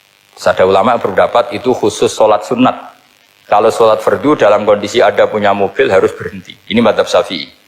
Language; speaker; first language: Indonesian; non-native, local second language; Javanese